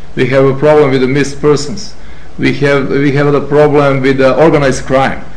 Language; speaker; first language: English; non-native, fluent; Serbian